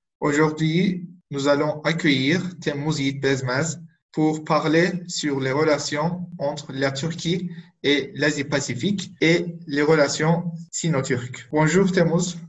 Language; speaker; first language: French; non-native, fluent; Turkish